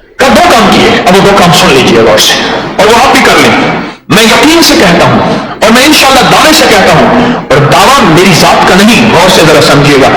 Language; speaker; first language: Urdu; non-native, local second language; Saraiki